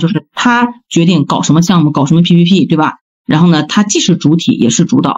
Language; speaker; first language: Chinese; native; Chinese